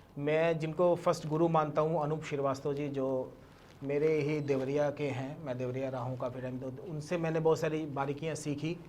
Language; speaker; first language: Hindi; non-native, local second language; Bangla